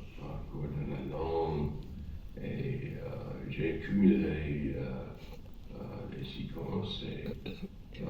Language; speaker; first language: French; non-native, fluent; English